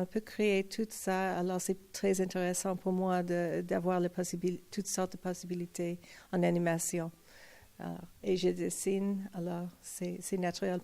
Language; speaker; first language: French; non-native, fluent; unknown